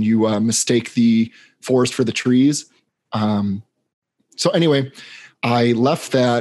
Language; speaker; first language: English; native; English